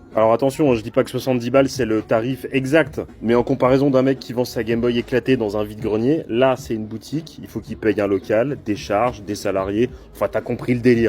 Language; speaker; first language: French; native; French